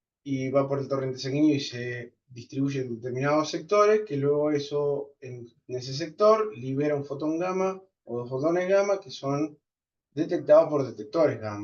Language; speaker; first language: Spanish; native; Spanish